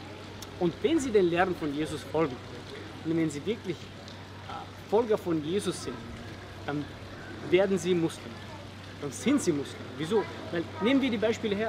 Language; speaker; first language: German; early bilingual, other home language; Bosnian